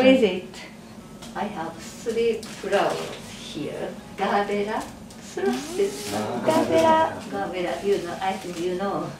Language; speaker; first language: English; non-native, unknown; Japanese